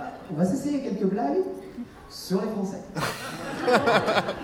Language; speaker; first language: French; native; French